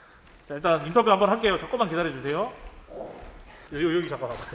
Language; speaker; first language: Korean; native; Korean